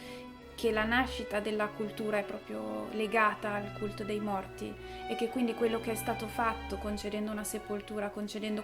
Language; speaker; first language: Italian; native; Italian